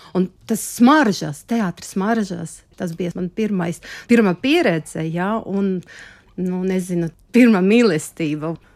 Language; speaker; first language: Latvian; non-native, local second language; Russian